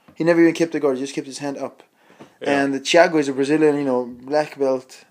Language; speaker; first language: English; non-native, fluent; Swedish